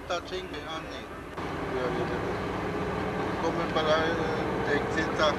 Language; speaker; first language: Italian; non-native, learner; German